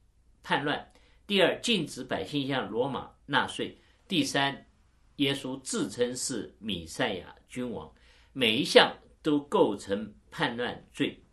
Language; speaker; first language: Chinese; native; Chinese